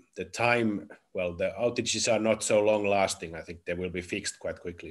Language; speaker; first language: English; non-native, fluent; Finnish